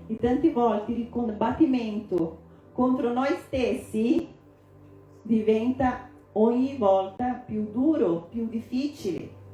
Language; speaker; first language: Italian; non-native, fluent; Portuguese